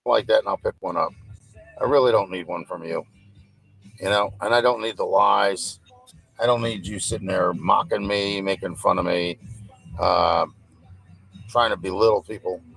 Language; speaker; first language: English; native; English